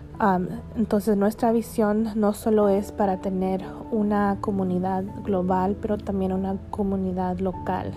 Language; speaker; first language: Spanish; early bilingual, heritage; Spanish